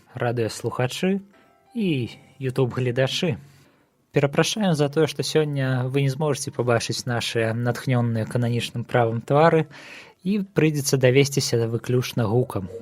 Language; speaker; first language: Belarusian; native; Belarusian